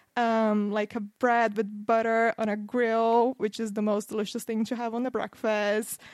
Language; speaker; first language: English; non-native, fluent; Portuguese